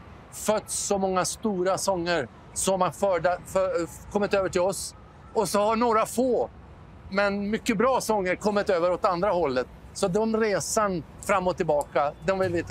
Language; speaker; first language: Swedish; native; Swedish